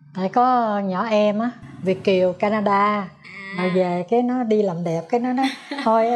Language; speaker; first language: Vietnamese; native; Vietnamese